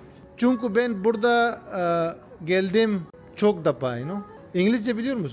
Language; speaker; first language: Turkish; non-native, learner; Urdu